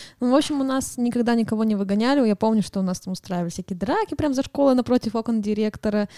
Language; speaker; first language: Russian; native; Russian